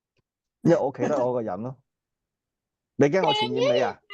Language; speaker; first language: Cantonese; native; Cantonese